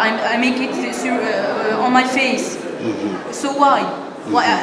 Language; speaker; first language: English; non-native, learner; Arabic